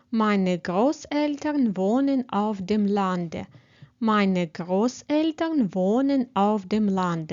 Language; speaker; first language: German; non-native, fluent; Ukrainian